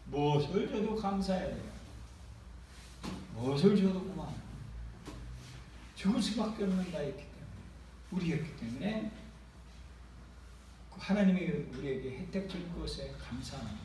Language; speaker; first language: Korean; native; Korean